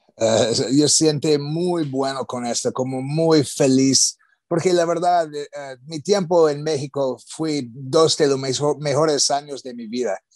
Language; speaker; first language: Spanish; non-native, learner; English